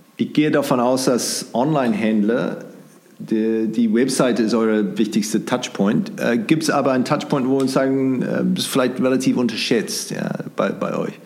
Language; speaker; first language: German; non-native, fluent; English